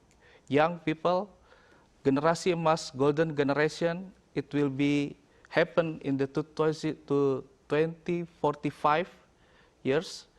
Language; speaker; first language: English; non-native, learner; Indonesian